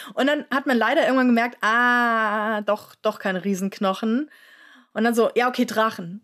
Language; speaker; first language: German; native; German